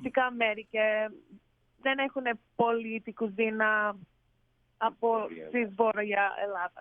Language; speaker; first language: Greek; early bilingual, heritage; Greek